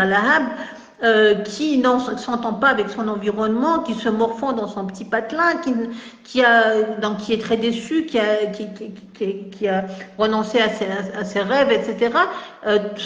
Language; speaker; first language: French; non-native, local second language; Kabyle